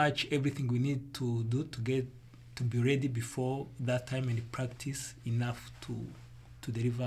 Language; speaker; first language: English; non-native, local second language; Kinyarwanda